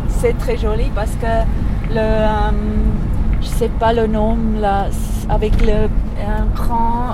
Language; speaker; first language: French; non-native, learner; English